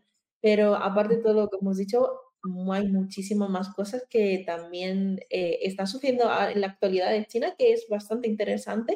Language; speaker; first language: Spanish; early bilingual, other home language; Chinese